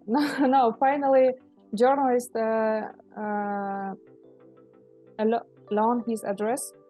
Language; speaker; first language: English; non-native, learner; Russian